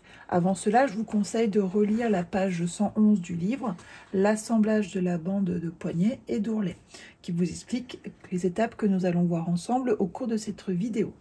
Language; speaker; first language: French; native; French